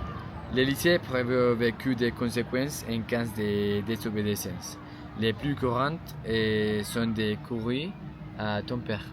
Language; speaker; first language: French; non-native, learner; Spanish